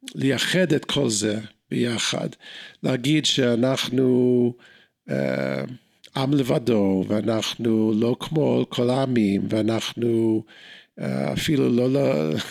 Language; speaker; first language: Hebrew; non-native, fluent; English